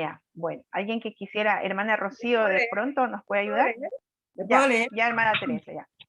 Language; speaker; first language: Spanish; native; Spanish